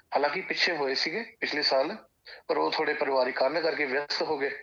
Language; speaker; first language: Punjabi; native; Punjabi